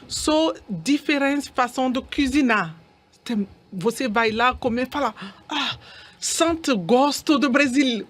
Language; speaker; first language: Portuguese; non-native, learner; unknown